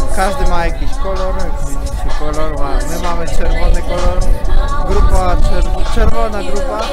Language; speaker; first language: Polish; non-native, learner; Russian